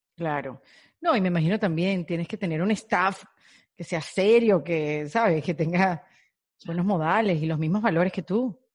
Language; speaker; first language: Spanish; native; Spanish